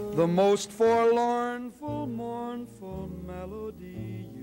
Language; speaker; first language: English; native; English